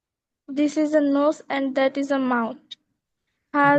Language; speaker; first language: English; non-native, learner; Bangla